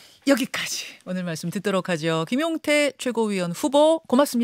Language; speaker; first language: Korean; native; Korean